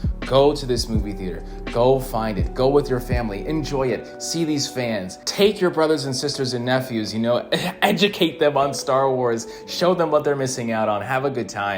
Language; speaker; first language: English; native; English